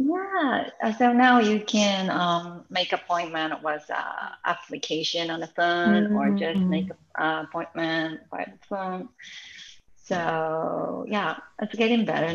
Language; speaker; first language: English; non-native, fluent; Japanese